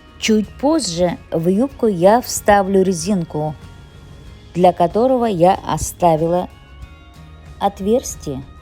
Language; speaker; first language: Russian; non-native, local second language; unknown